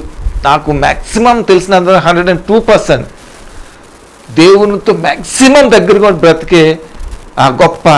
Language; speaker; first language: Telugu; native; Telugu